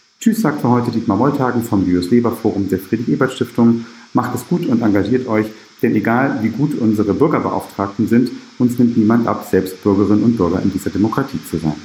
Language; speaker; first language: German; native; German